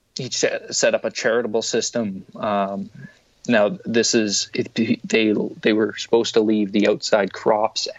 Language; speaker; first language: English; native; English